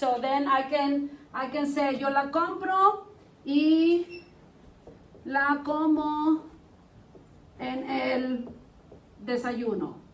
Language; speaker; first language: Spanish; non-native, fluent; English